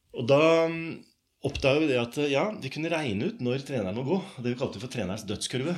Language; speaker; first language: Norwegian; native; Norwegian